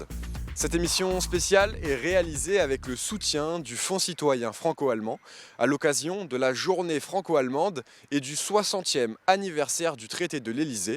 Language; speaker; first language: French; native; French